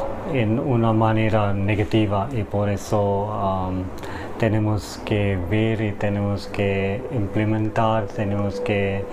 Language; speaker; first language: Spanish; non-native, learner; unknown